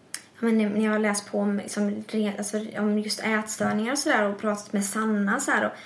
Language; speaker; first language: Swedish; early bilingual, other home language; English